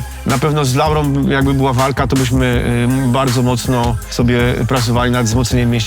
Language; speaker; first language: Polish; native; Polish